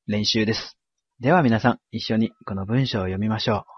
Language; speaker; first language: Japanese; non-native, fluent; Chinese